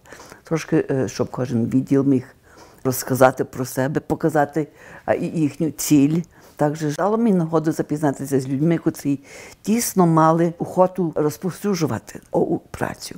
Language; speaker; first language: Ukrainian; early bilingual, heritage; Ukrainian